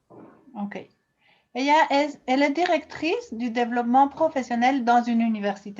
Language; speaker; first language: French; non-native, fluent; Spanish